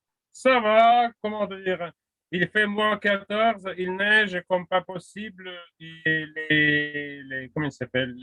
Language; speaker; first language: French; non-native, fluent; Russian